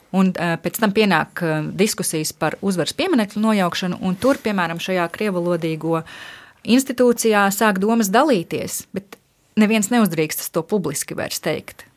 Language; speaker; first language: Latvian; native; Latvian